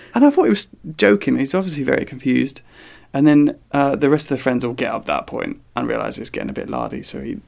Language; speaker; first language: English; native; English